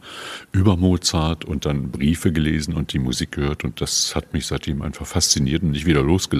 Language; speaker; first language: German; native; German